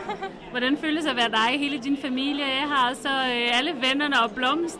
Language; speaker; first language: Danish; native; Danish